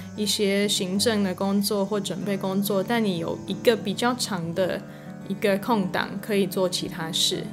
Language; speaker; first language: Chinese; non-native, fluent; English